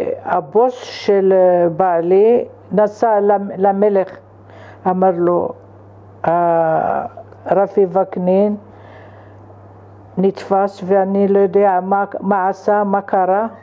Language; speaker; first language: Hebrew; non-native, fluent; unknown